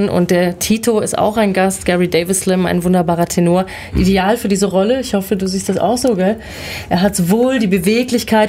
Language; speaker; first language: German; native; German